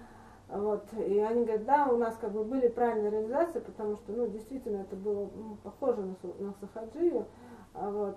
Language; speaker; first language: Russian; native; Russian